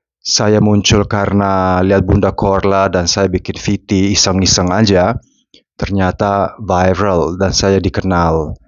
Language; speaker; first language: Indonesian; non-native, fluent; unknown